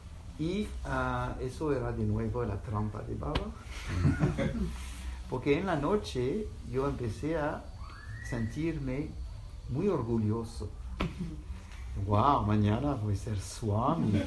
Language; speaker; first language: Spanish; non-native, fluent; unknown